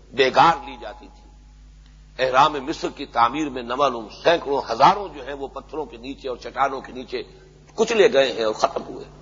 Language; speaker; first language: Urdu; native; Urdu